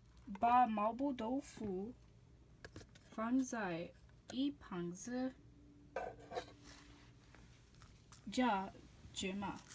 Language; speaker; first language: Chinese; non-native, learner; English